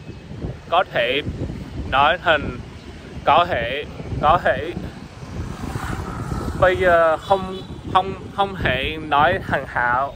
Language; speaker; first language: Vietnamese; non-native, learner; English